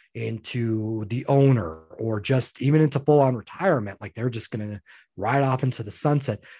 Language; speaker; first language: English; native; English